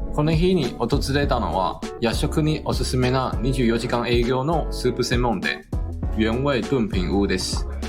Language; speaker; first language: Japanese; non-native, fluent; Chinese